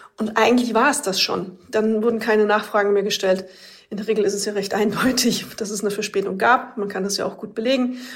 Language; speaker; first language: German; native; German